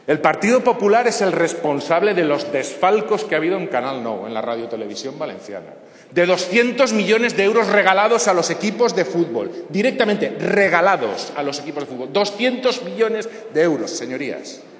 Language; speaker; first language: Spanish; non-native, local second language; Catalan